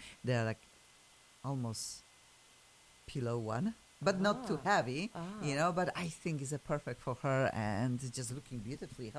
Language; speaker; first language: English; non-native, fluent; Polish